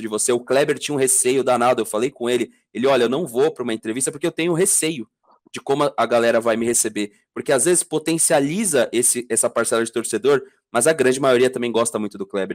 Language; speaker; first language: Portuguese; native; Portuguese